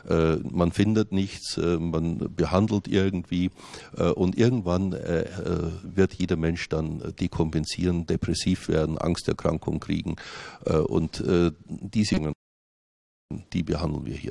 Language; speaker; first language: German; native; German